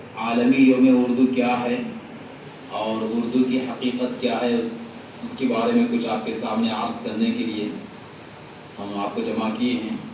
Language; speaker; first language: Urdu; native; Urdu